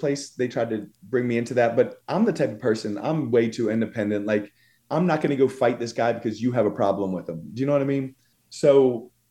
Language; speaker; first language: English; native; English